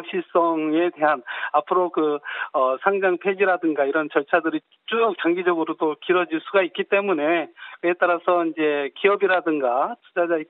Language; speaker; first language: Korean; native; Korean